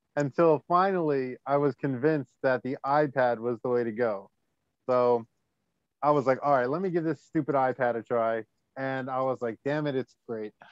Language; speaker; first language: English; native; English